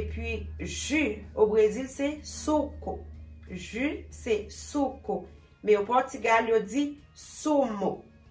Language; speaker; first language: French; non-native, local second language; Haitian Creole